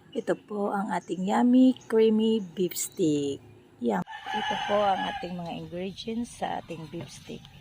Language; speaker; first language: Filipino; non-native, local second language; Cebuano